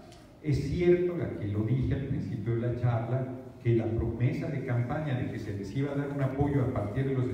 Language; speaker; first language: Spanish; native; Spanish